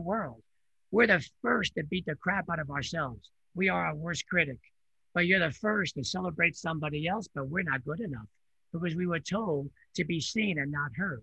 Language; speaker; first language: English; early bilingual, other home language; Italian